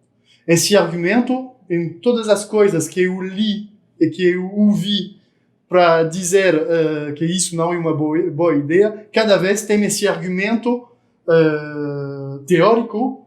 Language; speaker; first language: Portuguese; non-native, fluent; French